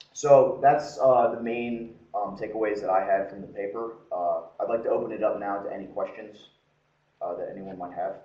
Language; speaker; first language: English; native; English